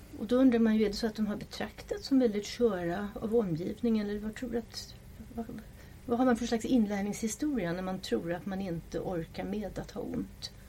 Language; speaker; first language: Swedish; non-native, fluent; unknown